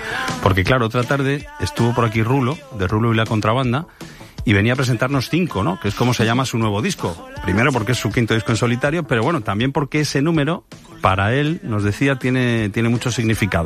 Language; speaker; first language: Spanish; native; Spanish